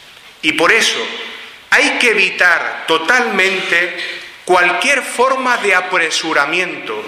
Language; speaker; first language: Spanish; native; Spanish